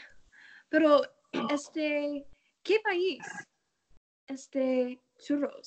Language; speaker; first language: Spanish; non-native, learner; English